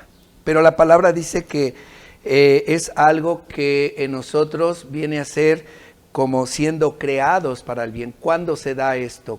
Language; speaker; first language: Spanish; native; Spanish